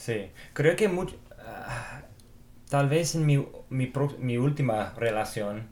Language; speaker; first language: Spanish; non-native, fluent; English